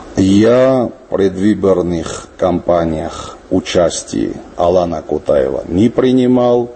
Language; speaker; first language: Russian; non-native, local second language; Ossetic